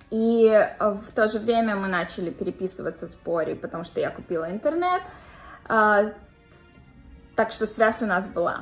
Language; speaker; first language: Russian; native; Russian